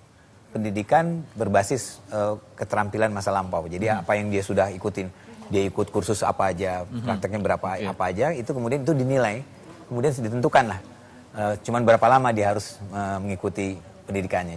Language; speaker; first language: Indonesian; native; Indonesian